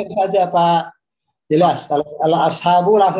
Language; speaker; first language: Indonesian; native; Indonesian